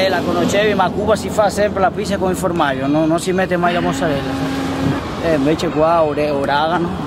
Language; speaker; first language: Italian; non-native, fluent; Spanish